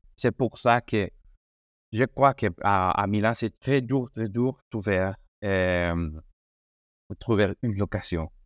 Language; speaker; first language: French; non-native, learner; Spanish